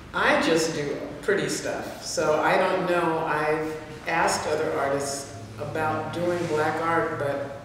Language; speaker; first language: English; native; English